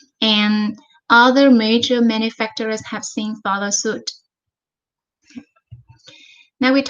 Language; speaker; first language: English; non-native, fluent; Vietnamese